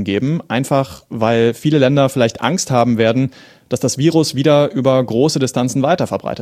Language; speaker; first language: German; native; German